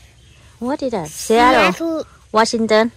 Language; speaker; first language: English; non-native, learner; Vietnamese